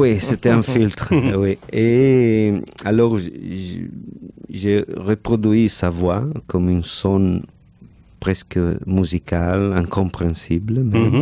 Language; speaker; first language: French; non-native, fluent; Catalan